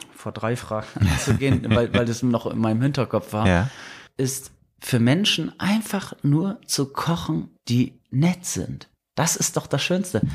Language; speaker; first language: German; native; German